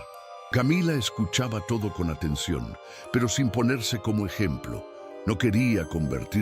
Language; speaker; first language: Spanish; native; Spanish